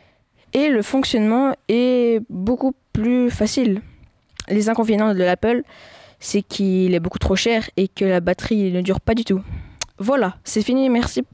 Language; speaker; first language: French; native; French